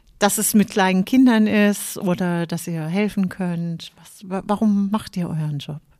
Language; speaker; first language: German; native; German